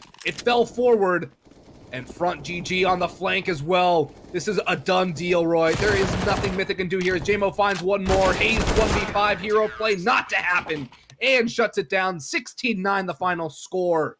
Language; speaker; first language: English; native; English